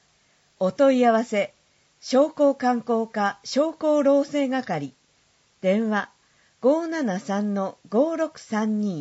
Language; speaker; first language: Japanese; native; Japanese